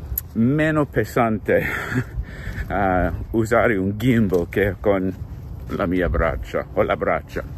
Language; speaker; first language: Italian; non-native, learner; English